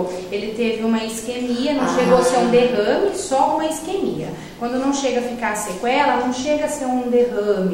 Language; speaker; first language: Portuguese; native; Portuguese